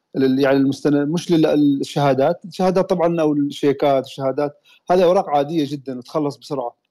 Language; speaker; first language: Arabic; native; Arabic